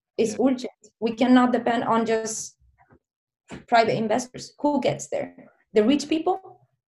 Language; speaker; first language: English; non-native, fluent; Spanish